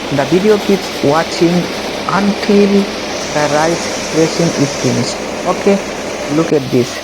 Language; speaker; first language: English; non-native, local second language; Bangla